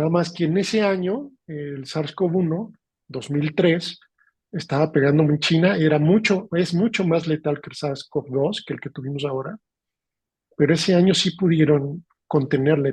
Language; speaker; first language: Spanish; native; Spanish